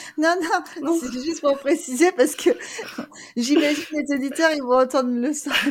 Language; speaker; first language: French; native; French